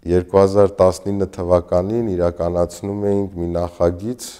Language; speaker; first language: Armenian; native; Armenian